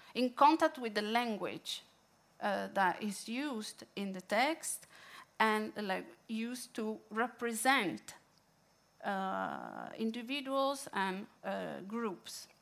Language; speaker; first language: English; non-native, fluent; Italian